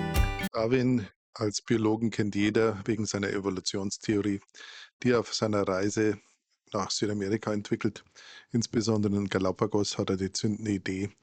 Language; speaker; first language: German; native; German